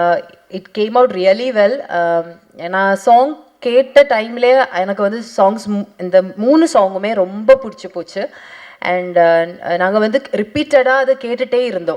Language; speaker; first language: Tamil; non-native, fluent; Malayalam